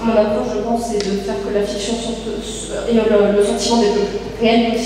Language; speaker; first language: French; native; French